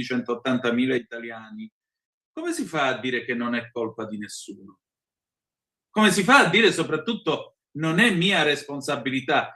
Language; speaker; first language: Italian; native; Italian